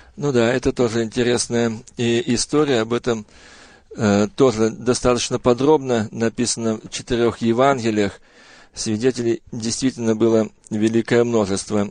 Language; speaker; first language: Russian; native; Russian